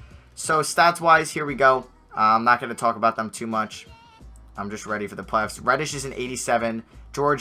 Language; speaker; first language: English; native; English